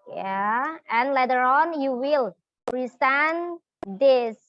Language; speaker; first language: English; non-native, fluent; Indonesian